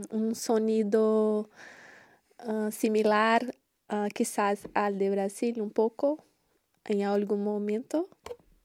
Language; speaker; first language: Spanish; non-native, learner; Portuguese